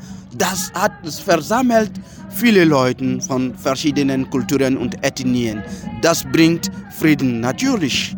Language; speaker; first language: German; non-native, fluent; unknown